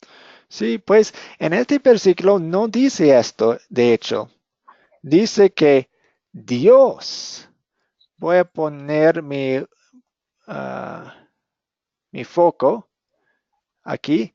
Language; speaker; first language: Spanish; non-native, fluent; English